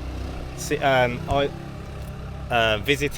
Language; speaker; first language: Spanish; non-native, learner; English